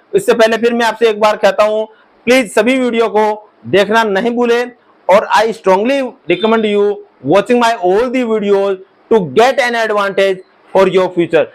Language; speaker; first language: Hindi; native; Hindi